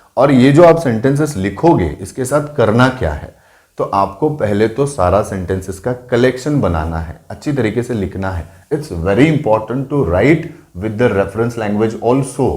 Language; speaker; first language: Hindi; non-native, local second language; Marathi